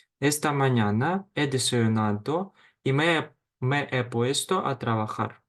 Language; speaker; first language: Spanish; non-native, fluent; Ukrainian